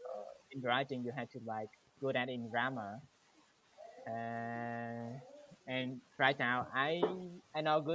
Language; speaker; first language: English; non-native, learner; Vietnamese